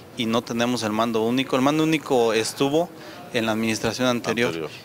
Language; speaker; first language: Spanish; native; Spanish